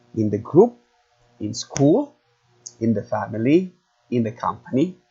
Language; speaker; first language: English; non-native, local second language; Filipino